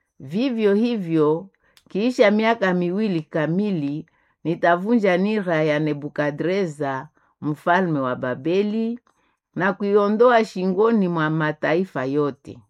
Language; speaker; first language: Swahili; non-native, local second language; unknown